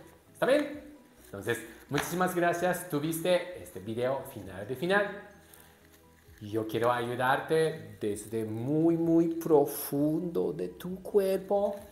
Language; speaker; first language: Spanish; non-native, learner; Japanese